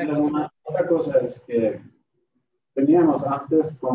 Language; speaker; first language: Spanish; non-native, fluent; Swedish